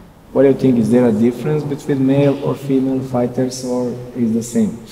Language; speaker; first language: English; non-native, learner; Serbian